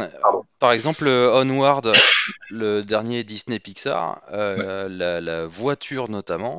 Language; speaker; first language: French; native; French